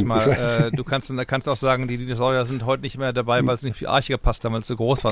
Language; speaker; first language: German; native; German